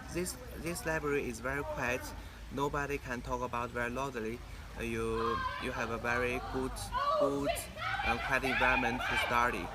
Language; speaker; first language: English; non-native, learner; Chinese